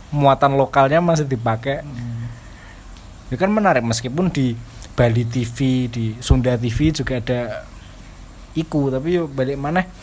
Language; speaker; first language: Indonesian; non-native, local second language; Javanese